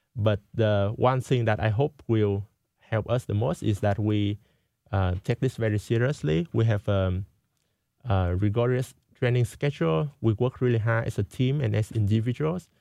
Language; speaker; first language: English; non-native, fluent; Vietnamese